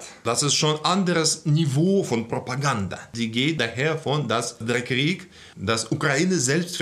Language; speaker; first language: German; non-native, fluent; Russian